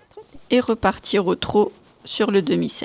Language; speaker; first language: French; native; French